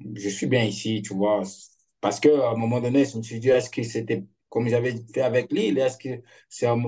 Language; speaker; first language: French; non-native, fluent; Portuguese